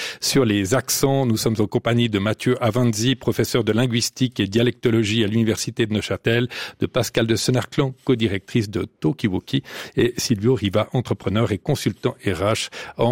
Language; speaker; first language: French; native; French